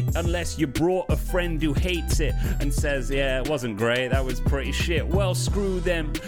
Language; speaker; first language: English; native; English